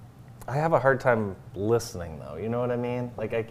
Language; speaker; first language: English; native; English